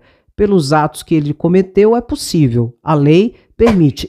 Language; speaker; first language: Portuguese; native; Portuguese